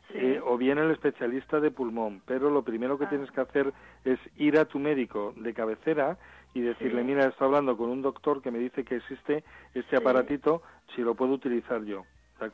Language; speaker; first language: Spanish; native; Spanish